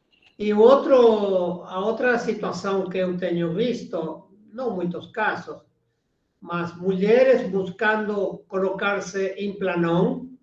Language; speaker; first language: Portuguese; non-native, fluent; Spanish